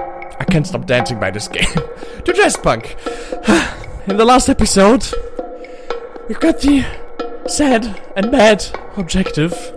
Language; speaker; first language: English; non-native, fluent; German